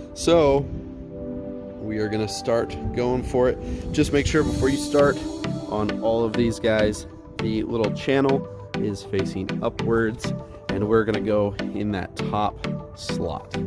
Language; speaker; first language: English; native; English